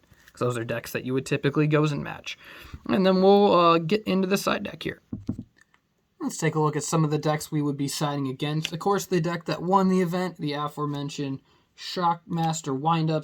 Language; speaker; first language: English; native; English